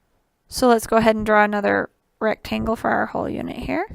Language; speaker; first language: English; native; English